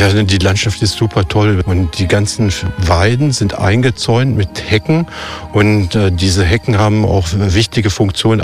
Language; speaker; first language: German; native; German